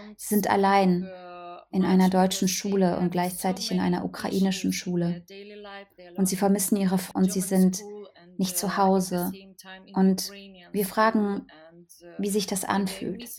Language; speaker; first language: German; non-native, fluent; Ukrainian